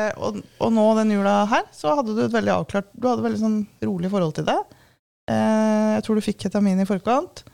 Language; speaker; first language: Norwegian; native; Norwegian